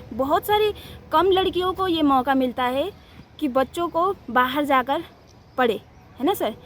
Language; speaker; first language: Hindi; native; Hindi